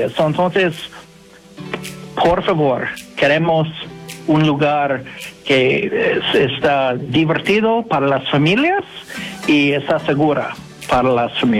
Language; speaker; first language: Spanish; non-native, learner; English